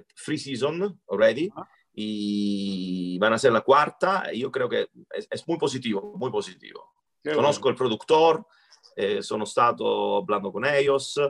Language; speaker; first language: Spanish; non-native, learner; Italian